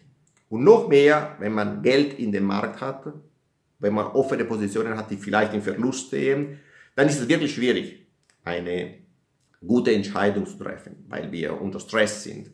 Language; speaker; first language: German; non-native, fluent; Italian